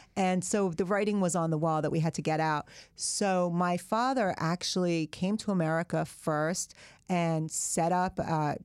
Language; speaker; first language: English; early bilingual, other home language; Persian